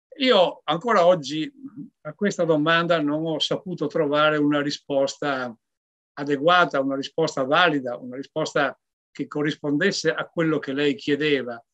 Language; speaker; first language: Italian; native; Italian